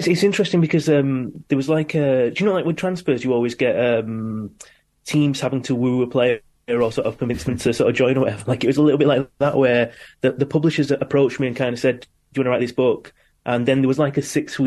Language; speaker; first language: English; native; English